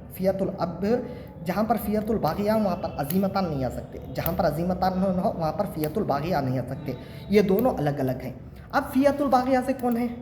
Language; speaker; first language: Urdu; native; Urdu